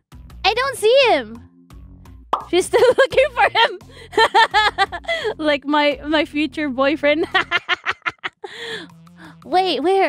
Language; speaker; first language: English; non-native, fluent; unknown